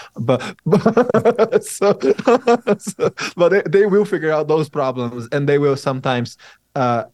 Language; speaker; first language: English; non-native, fluent; Portuguese